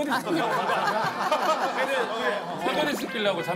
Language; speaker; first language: Korean; native; Korean